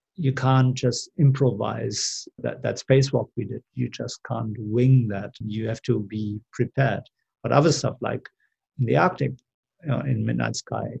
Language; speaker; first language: English; non-native, fluent; German